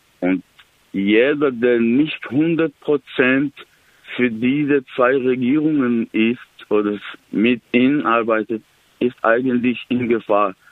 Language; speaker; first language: German; non-native, learner; Persian